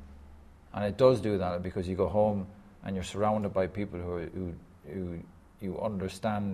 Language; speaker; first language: English; native; English